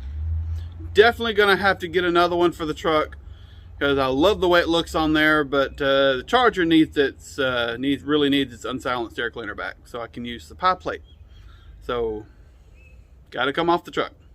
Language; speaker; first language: English; native; English